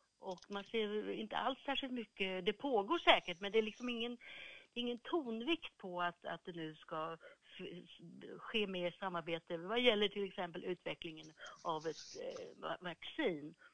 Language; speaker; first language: Swedish; native; Swedish